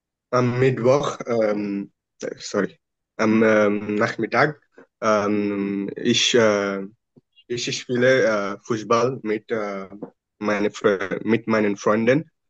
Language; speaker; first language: German; non-native, learner; Bangla